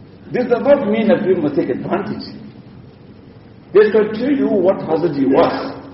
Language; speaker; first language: English; native; English